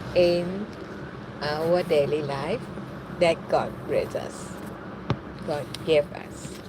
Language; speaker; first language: English; non-native, learner; Thai